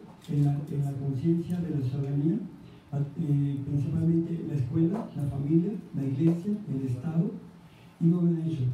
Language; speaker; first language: Spanish; native; Spanish